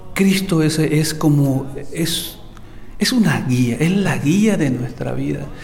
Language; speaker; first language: Spanish; native; Spanish